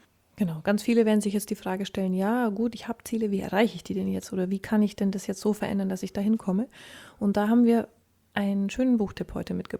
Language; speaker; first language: German; native; German